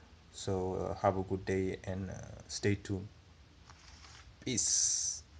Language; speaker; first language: English; non-native, learner; Wolof